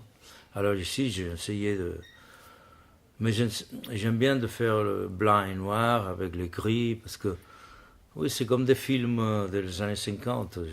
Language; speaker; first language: French; non-native, learner; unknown